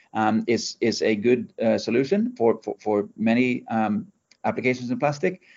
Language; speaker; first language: English; non-native, fluent; Norwegian